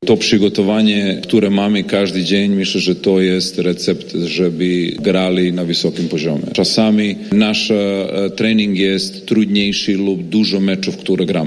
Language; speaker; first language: Polish; non-native, fluent; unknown